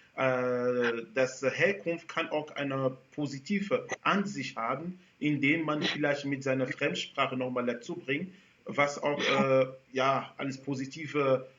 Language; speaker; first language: German; non-native, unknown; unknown